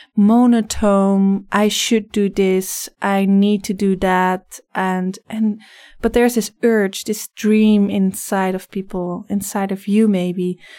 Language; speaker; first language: English; non-native, fluent; Dutch